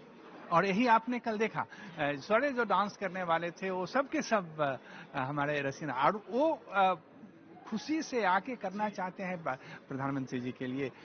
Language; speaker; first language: Hindi; native; Hindi